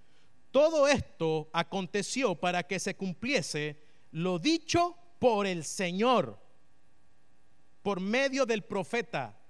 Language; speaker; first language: Spanish; native; Spanish